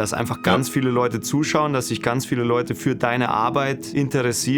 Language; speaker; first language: German; native; German